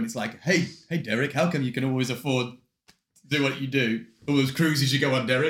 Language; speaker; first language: English; native; English